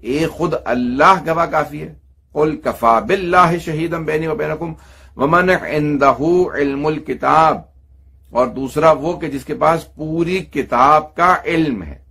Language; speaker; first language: Urdu; native; Urdu